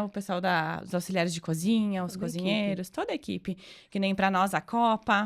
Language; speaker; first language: Portuguese; native; Portuguese